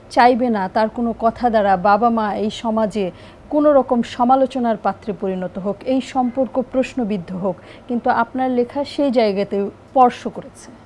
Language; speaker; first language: Bangla; native; Bangla